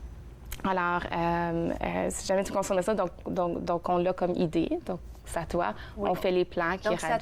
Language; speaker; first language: French; native; French